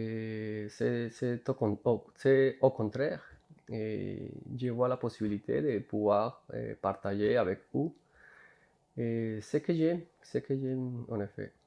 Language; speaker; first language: French; non-native, learner; Spanish